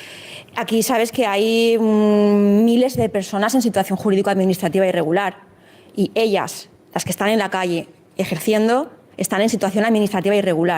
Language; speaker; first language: Spanish; native; Spanish